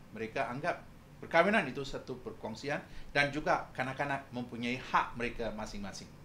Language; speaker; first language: Malay; non-native, local second language; Tamil